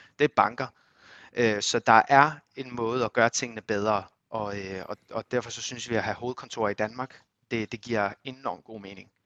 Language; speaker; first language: Danish; early bilingual, other home language; Armenian